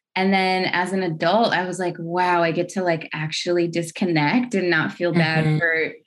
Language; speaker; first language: English; native; English